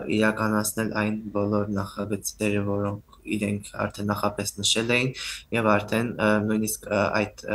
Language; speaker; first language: Armenian; native; Armenian